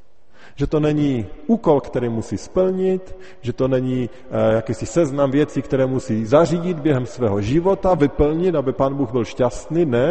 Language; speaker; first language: Czech; native; Czech